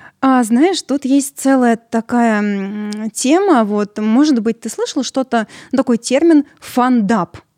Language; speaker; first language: Russian; early bilingual, other home language; Georgian